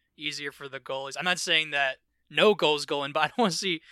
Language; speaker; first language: English; early bilingual, other home language; Filipino